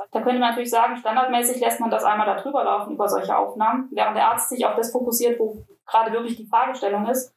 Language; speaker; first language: German; native; German